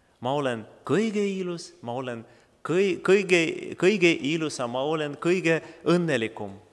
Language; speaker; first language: Estonian; non-native, local second language; Russian